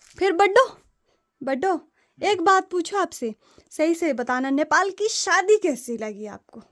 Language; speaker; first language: Hindi; non-native, fluent; Nepali